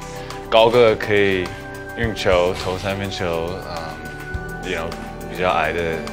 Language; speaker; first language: Chinese; early bilingual, heritage; English